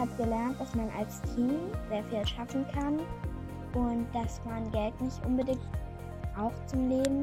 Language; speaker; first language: German; native; German